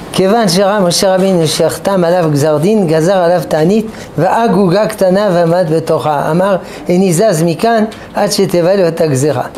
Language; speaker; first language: Hebrew; non-native, fluent; French